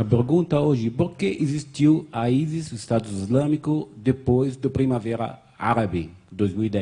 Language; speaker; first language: Portuguese; non-native, fluent; Arabic